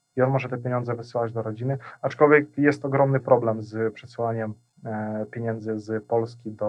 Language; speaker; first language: Polish; non-native, fluent; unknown